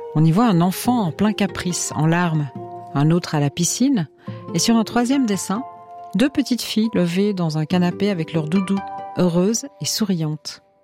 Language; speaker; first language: French; native; French